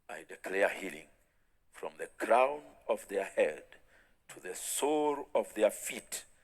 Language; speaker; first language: English; non-native, local second language; Swahili